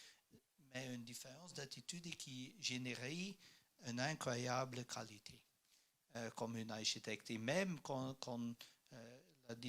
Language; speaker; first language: French; non-native, learner; Dutch